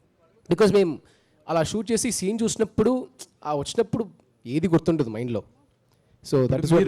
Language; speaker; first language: Telugu; early bilingual, heritage; Telugu